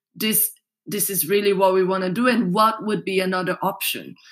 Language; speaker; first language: English; non-native, fluent; Portuguese